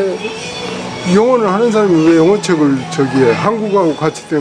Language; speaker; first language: Korean; native; Korean